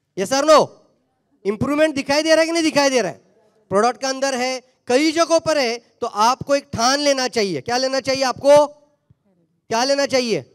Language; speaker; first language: Hindi; non-native, local second language; Marathi